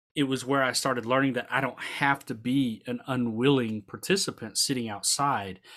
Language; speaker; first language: English; native; English